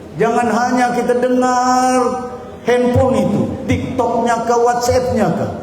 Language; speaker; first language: Malay; native; Malay